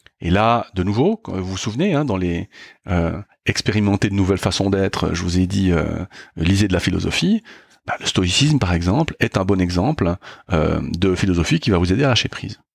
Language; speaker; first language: French; native; French